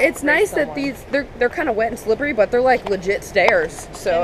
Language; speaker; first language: English; native; English